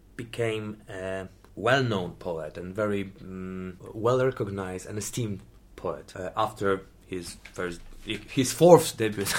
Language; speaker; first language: English; non-native, fluent; Polish